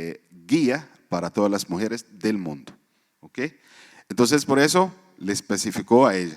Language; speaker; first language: Spanish; non-native, fluent; Arabic